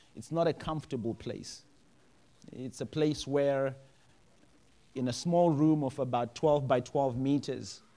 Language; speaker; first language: English; non-native, local second language; Shona